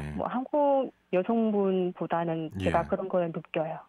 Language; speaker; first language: Korean; non-native, fluent; Vietnamese